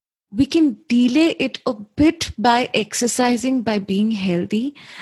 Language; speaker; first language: English; non-native, local second language; Hindi